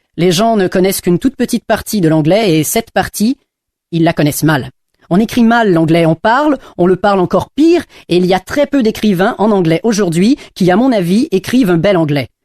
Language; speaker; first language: French; non-native, fluent; English